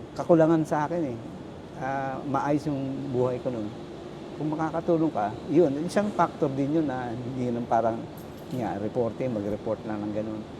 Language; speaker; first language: Filipino; native; Filipino